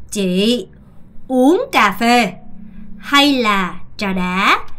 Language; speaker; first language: Vietnamese; non-native, fluent; Korean